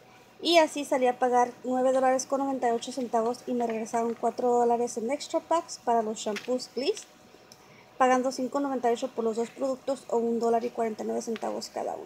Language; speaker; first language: Spanish; native; Spanish